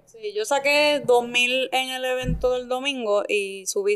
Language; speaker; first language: Spanish; native; Spanish